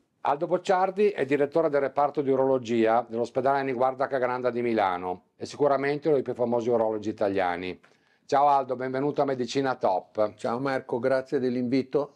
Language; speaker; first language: Italian; native; Italian